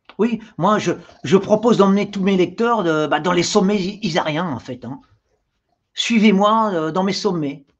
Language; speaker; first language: French; native; French